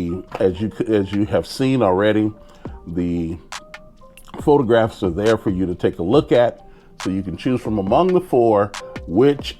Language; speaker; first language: English; native; English